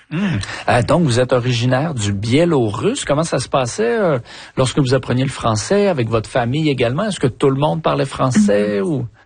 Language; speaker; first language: French; native; French